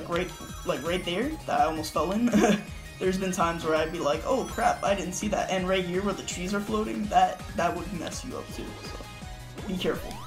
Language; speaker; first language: English; native; English